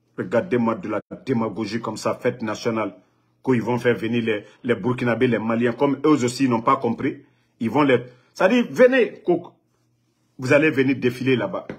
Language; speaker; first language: French; non-native, local second language; Mandingo